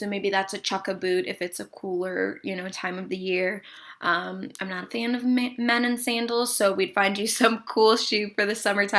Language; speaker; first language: English; native; English